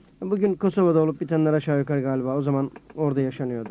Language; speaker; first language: Turkish; native; Turkish